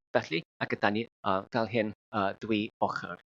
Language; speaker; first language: Welsh; non-native, learner; Filipino